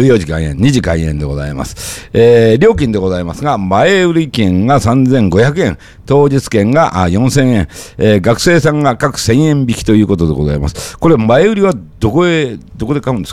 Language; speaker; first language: Japanese; native; Japanese